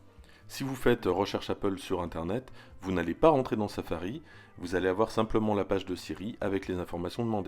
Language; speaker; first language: French; native; French